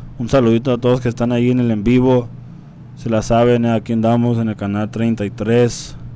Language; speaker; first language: Spanish; early bilingual, heritage; Spanish